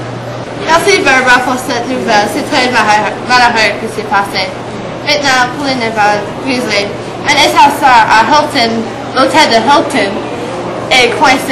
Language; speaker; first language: French; non-native, learner; English